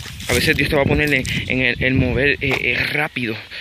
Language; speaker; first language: Spanish; native; Spanish